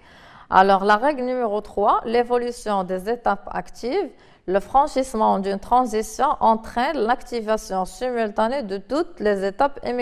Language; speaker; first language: French; non-native, local second language; Arabic